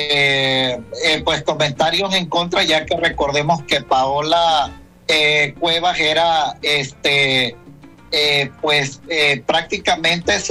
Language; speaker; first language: Spanish; native; Spanish